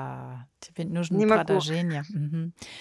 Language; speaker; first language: Russian; non-native, learner; German